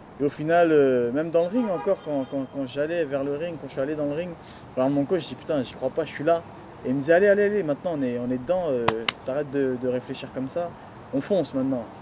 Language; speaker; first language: French; early bilingual, other home language; Duala